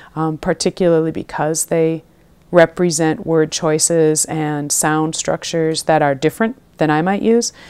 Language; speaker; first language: English; native; English